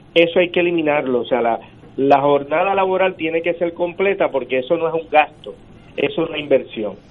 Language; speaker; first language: Spanish; native; Spanish